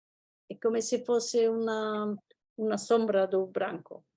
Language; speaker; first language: Portuguese; non-native, fluent; Spanish